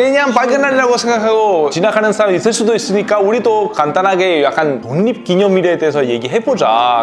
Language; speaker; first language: Korean; non-native, fluent; Italian